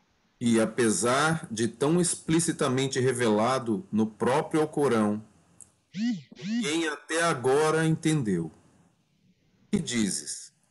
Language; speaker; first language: Portuguese; native; Portuguese